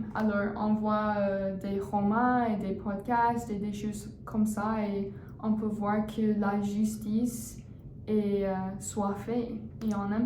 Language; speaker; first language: French; non-native, learner; English